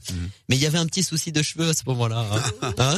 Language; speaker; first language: French; native; French